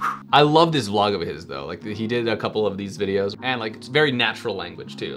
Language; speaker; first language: English; early bilingual, other home language; Spanish